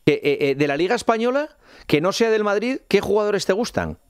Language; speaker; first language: Spanish; native; Spanish